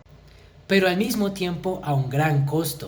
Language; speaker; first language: Spanish; native; Spanish